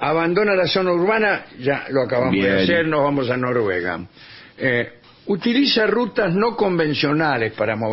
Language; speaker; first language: Spanish; native; Spanish